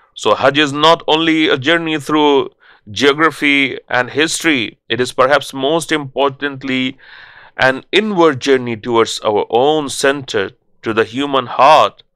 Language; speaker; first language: English; non-native, local second language; Urdu